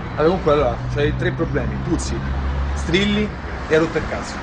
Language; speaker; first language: Italian; native; Italian